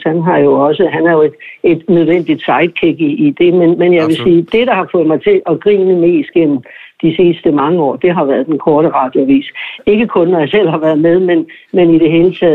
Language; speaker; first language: Danish; native; Danish